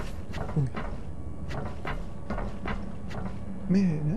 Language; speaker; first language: Spanish; native; Spanish